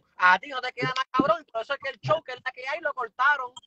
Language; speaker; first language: Spanish; native; Spanish